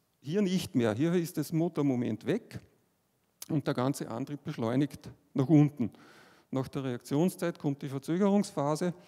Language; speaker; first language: German; native; German